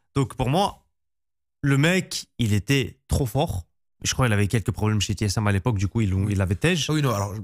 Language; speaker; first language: French; native; French